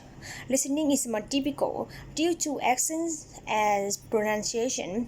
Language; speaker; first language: English; non-native, learner; Vietnamese